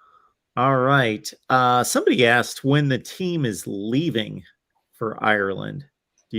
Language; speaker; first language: English; native; English